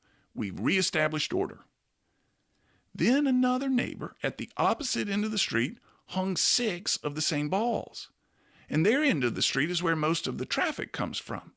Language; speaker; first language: English; native; English